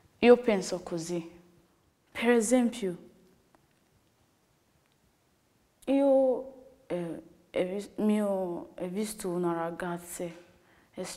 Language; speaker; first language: Italian; non-native, learner; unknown